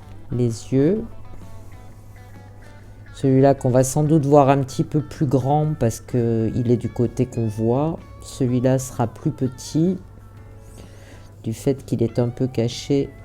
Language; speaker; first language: French; native; French